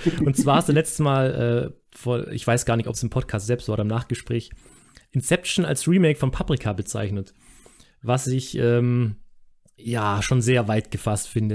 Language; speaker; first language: German; native; German